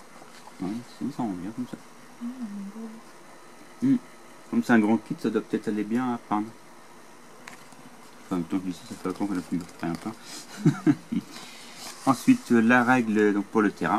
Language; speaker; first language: French; native; French